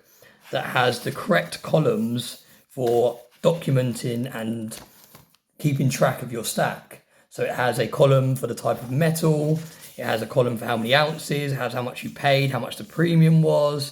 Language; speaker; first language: English; native; English